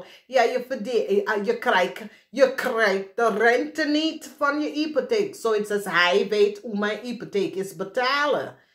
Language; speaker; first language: Dutch; non-native, fluent; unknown